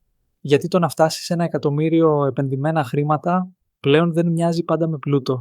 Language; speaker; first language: Greek; native; Greek